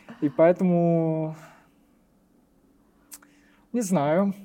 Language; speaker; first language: Russian; non-native, learner; Japanese